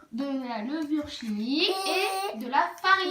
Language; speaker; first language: French; native; French